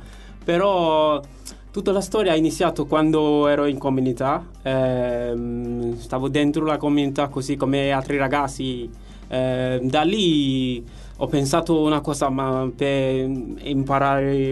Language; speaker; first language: Italian; non-native, learner; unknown